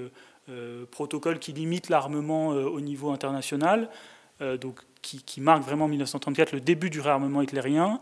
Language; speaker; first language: French; native; French